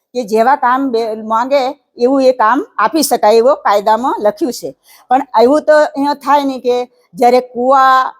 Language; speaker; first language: Gujarati; native; Gujarati